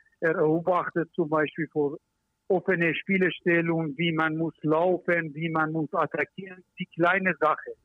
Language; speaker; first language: German; non-native, learner; Persian